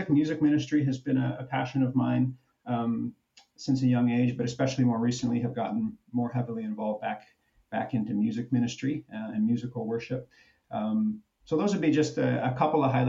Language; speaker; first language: English; native; English